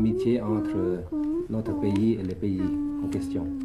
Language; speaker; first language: French; early bilingual, other home language; Thai